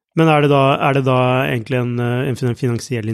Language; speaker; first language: Norwegian; native; Norwegian